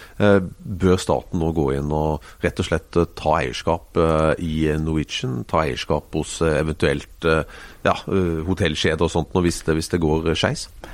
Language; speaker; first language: Norwegian; native; Norwegian